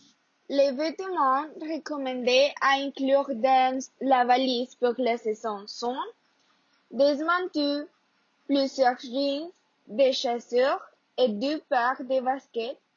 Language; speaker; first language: French; non-native, learner; Spanish